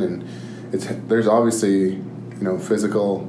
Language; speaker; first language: English; native; English